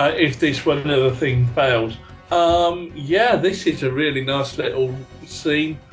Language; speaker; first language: English; native; English